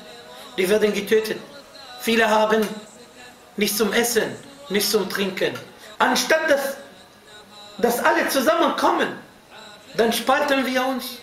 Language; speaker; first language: German; non-native, fluent; Arabic